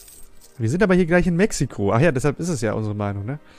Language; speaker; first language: German; native; German